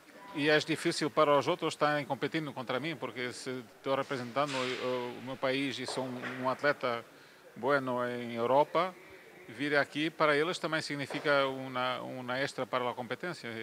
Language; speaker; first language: Portuguese; non-native, learner; Spanish